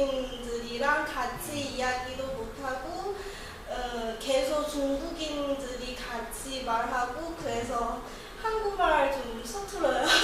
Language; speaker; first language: Korean; non-native, learner; Chinese